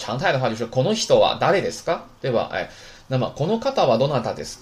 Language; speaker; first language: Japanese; non-native, fluent; Chinese